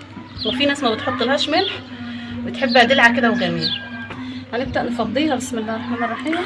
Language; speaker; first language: Arabic; native; Arabic